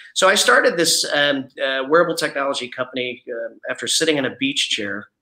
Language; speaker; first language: English; native; English